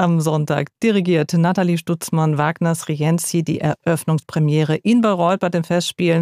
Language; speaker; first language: German; native; German